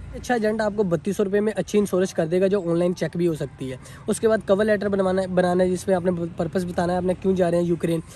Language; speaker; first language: Urdu; non-native, local second language; Punjabi